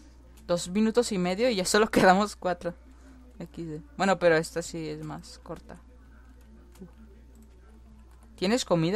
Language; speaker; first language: Spanish; native; Spanish